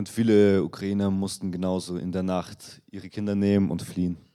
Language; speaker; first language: German; non-native, fluent; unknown